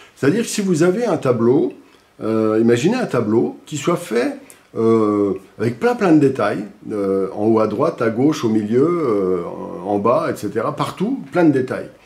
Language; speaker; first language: French; native; French